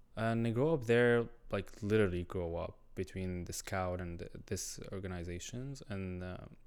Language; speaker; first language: English; non-native, learner; Arabic